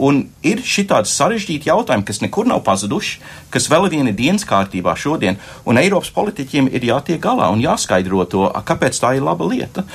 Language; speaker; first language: Latvian; native; Latvian